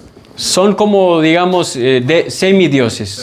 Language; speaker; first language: Spanish; non-native, fluent; English